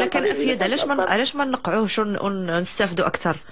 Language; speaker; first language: Arabic; native; Arabic